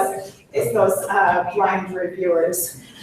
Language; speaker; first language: Spanish; non-native, fluent; English